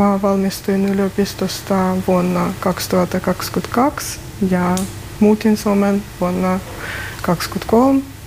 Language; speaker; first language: Finnish; non-native, learner; Ukrainian